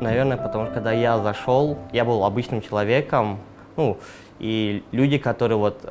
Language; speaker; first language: Russian; native; Russian